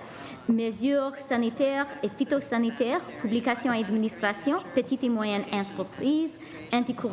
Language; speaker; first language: French; non-native, local second language; English